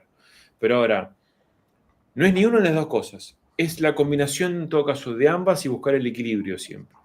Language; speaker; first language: Spanish; native; Spanish